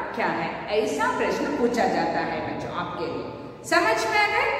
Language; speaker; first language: Hindi; non-native, local second language; Kannada